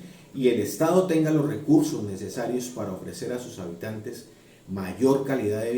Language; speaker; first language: Spanish; native; Spanish